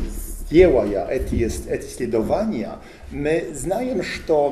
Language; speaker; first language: Russian; non-native, learner; Polish